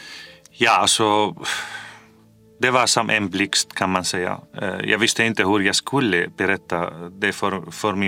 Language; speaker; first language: Swedish; non-native, fluent; Arabic